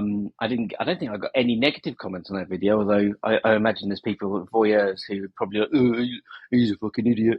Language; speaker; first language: English; native; English